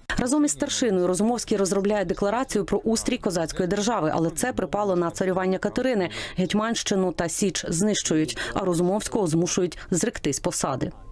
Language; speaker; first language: Ukrainian; native; Ukrainian